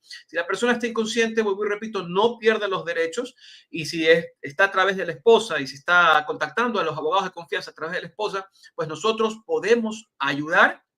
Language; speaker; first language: Spanish; native; Spanish